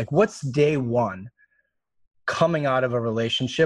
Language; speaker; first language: English; native; English